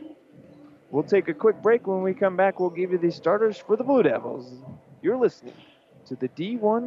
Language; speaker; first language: English; native; English